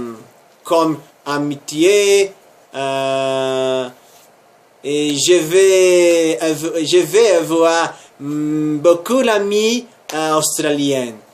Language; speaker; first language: French; non-native, learner; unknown